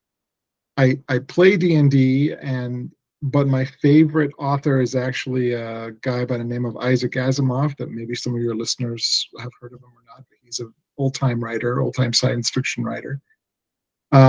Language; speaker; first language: English; early bilingual, other home language; Persian